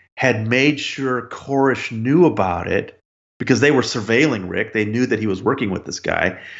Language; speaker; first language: English; native; English